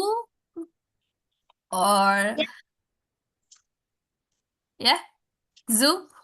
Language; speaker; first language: English; non-native, local second language; Indonesian